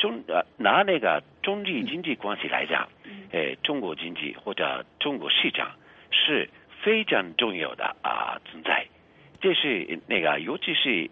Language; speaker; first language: Chinese; non-native, fluent; Japanese